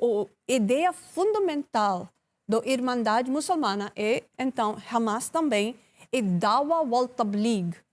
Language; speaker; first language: Portuguese; non-native, learner; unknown